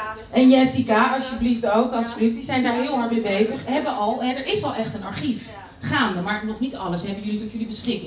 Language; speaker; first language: Dutch; native; Dutch